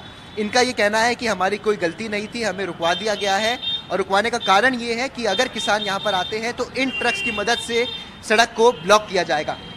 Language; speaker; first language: Hindi; native; Hindi